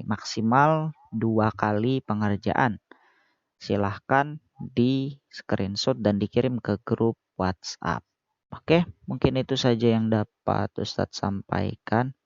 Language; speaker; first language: Indonesian; native; Indonesian